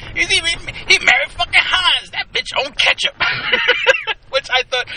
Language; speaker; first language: English; early bilingual, other home language; Spanish